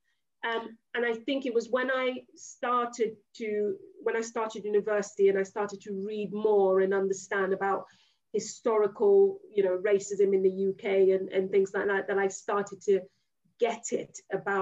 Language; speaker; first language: English; non-native, local second language; Yoruba